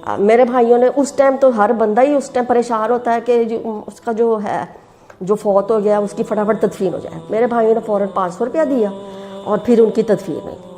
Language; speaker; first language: Urdu; native; Urdu